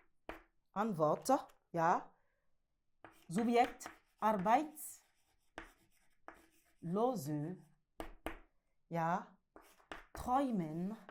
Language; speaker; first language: German; non-native, learner; French